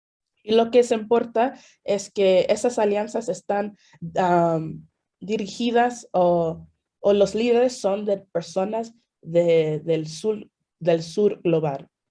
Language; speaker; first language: Spanish; non-native, fluent; English